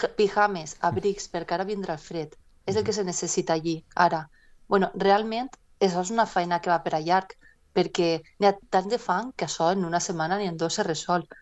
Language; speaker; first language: Catalan; non-native, local second language; Spanish